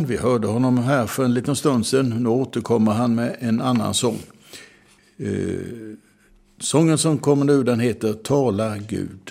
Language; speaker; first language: Swedish; native; Swedish